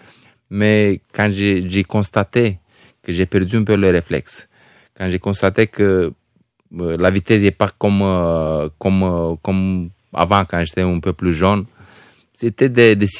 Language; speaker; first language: French; non-native, fluent; Romanian